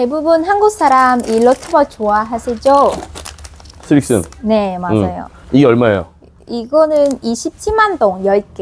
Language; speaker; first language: Korean; non-native, learner; Vietnamese